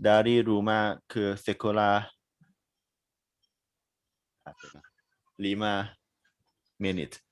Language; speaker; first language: Indonesian; non-native, learner; Thai